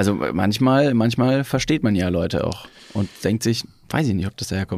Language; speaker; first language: German; native; German